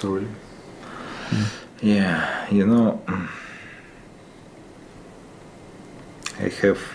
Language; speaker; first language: English; non-native, learner; Russian